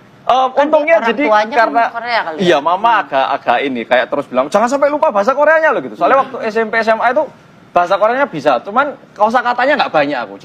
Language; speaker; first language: Indonesian; early bilingual, other home language; Korean